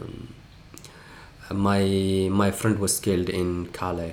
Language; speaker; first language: English; early bilingual, other home language; Persian